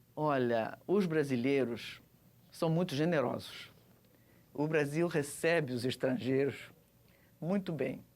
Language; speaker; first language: Portuguese; early bilingual, other home language; Russian